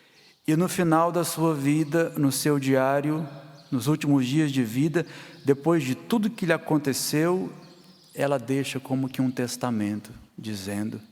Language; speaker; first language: Portuguese; native; Portuguese